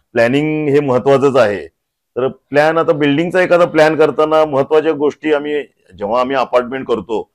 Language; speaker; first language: Marathi; native; Marathi